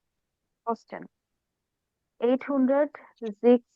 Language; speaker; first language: German; non-native, learner; Bangla